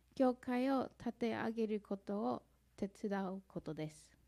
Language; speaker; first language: Japanese; non-native, fluent; English